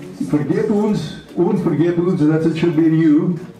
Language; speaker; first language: English; native; English